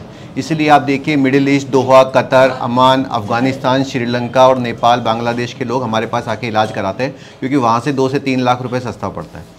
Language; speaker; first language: Hindi; native; Hindi